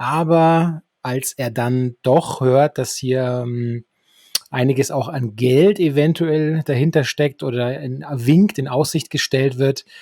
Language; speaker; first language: German; native; German